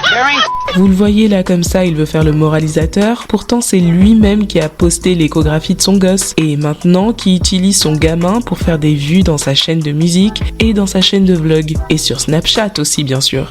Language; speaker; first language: French; native; French